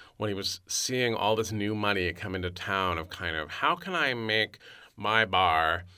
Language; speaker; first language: English; native; English